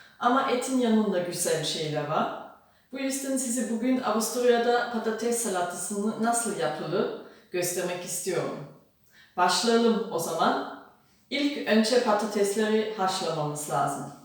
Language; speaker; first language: Turkish; non-native, fluent; German